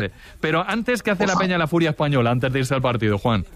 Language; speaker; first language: Spanish; native; Spanish